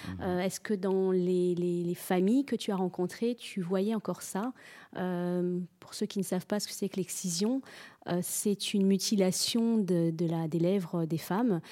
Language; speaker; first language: French; native; French